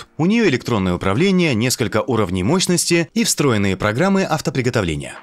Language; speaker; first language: Russian; native; Russian